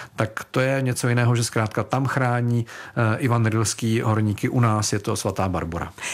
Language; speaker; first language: Czech; native; Czech